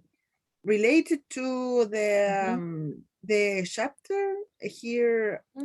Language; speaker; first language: English; non-native, learner; Spanish